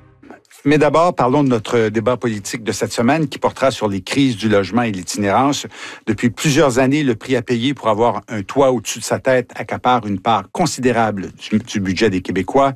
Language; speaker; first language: French; native; French